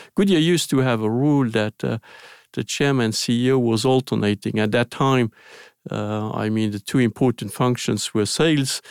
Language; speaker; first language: English; non-native, fluent; Luxembourgish